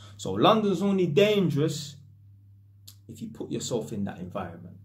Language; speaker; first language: English; native; English